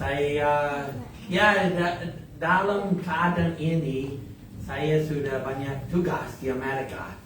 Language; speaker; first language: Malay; non-native, fluent; English